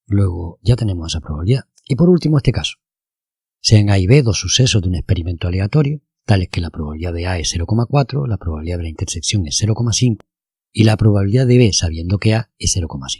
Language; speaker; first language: Spanish; native; Spanish